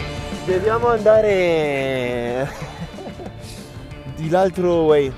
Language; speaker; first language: Italian; non-native, learner; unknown